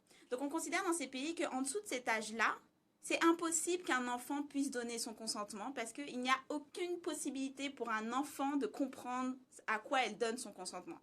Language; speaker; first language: French; native; French